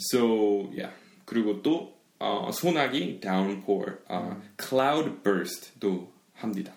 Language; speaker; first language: Korean; early bilingual, heritage; Korean